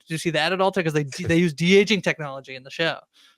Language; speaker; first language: English; native; English